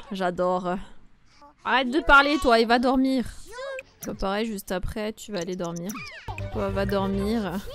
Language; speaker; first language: French; native; French